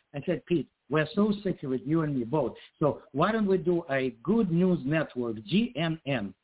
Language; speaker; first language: English; non-native, fluent; Ukrainian